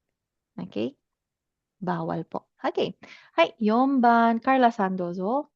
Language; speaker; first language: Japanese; non-native, fluent; Filipino